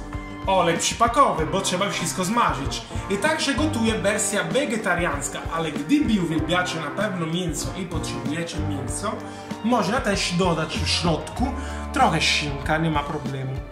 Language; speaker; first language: Polish; non-native, learner; Italian